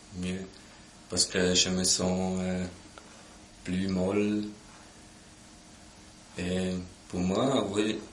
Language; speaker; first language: French; non-native, local second language; German